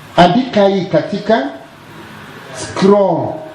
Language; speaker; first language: English; non-native, local second language; Swahili